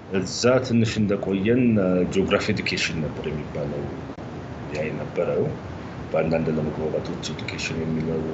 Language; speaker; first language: Amharic; non-native, local second language; Sidamo